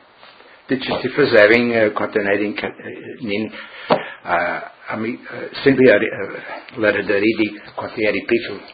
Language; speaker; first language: Italian; early bilingual, heritage; Friulian